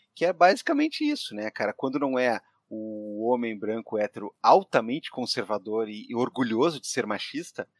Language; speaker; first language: Portuguese; native; Portuguese